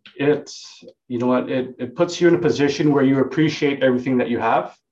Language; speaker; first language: English; non-native, local second language; Vietnamese